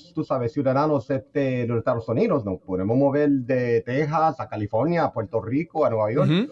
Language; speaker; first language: Spanish; early bilingual, heritage; Spanish